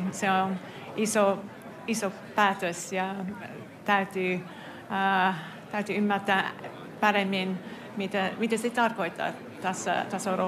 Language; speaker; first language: Finnish; non-native, fluent; English